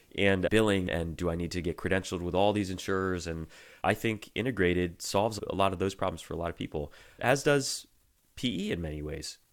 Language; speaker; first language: English; native; English